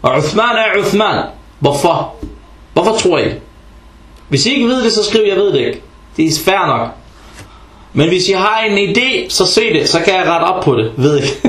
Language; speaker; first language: Danish; early bilingual, other home language; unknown